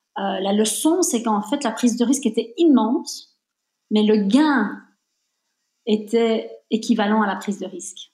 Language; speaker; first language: French; native; French